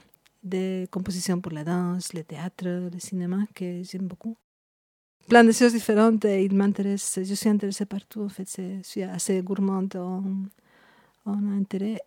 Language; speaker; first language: French; non-native, fluent; Spanish